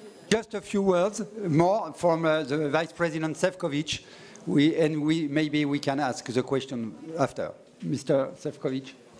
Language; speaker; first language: English; non-native, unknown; French